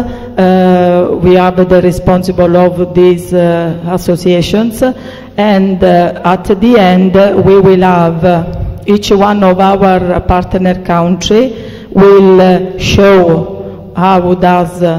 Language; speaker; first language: English; non-native, fluent; Italian